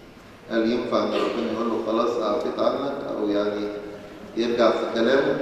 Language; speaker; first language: Arabic; native; Arabic